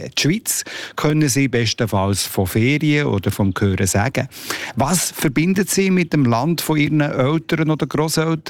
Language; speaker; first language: German; native; German